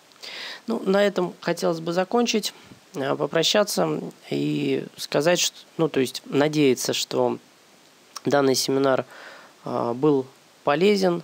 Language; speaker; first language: Russian; native; Russian